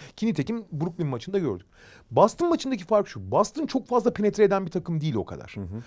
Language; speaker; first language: Turkish; native; Turkish